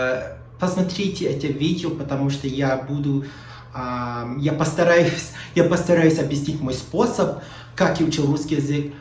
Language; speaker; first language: Russian; non-native, fluent; English